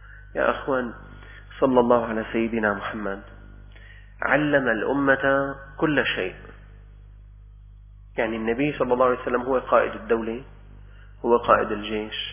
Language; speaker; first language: Arabic; native; Arabic